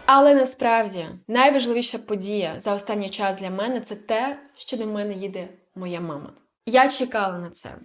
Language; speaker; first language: Ukrainian; native; Ukrainian